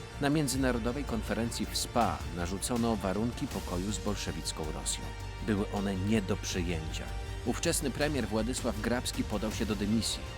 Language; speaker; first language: Polish; native; Polish